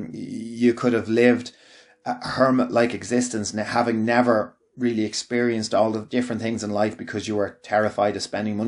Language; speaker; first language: English; native; English